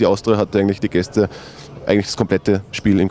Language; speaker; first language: German; native; German